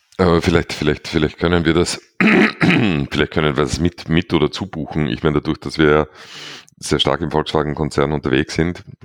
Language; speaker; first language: German; native; German